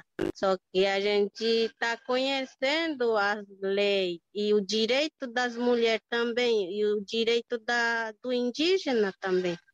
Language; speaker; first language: Portuguese; non-native, local second language; Guarani